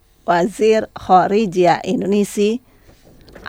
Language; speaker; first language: Arabic; non-native, learner; Indonesian